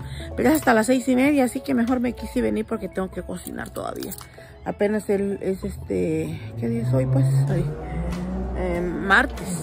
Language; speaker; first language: Spanish; native; Spanish